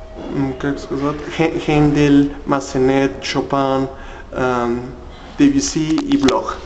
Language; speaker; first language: Russian; non-native, learner; Spanish